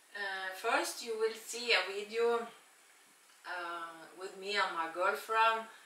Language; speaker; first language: English; non-native, learner; Norwegian